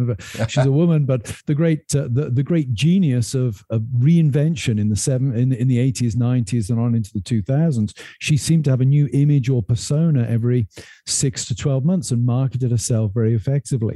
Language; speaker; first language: English; native; English